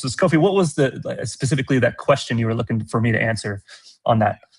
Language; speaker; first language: English; native; English